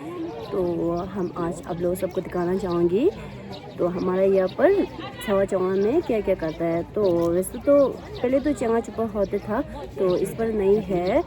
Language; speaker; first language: Hindi; non-native, local second language; Tibetan